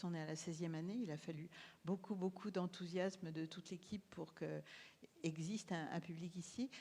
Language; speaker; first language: French; native; French